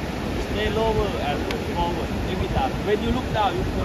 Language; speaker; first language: English; non-native, learner; Thai